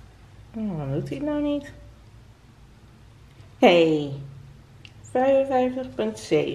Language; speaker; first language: Dutch; native; Dutch